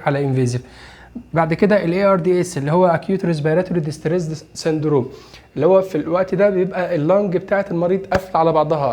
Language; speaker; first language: Arabic; native; Arabic